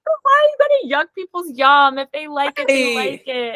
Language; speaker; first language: English; native; English